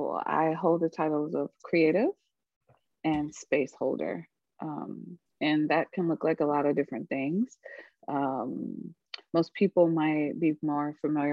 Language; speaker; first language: English; native; English